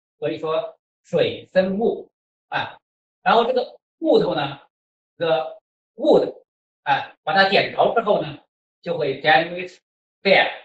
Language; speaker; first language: Chinese; native; Chinese